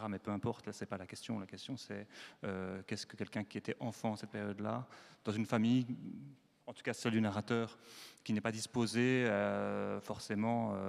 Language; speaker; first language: French; native; French